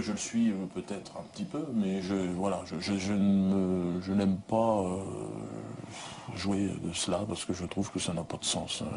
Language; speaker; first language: French; native; French